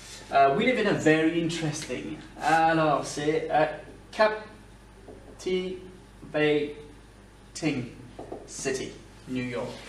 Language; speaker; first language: English; native; English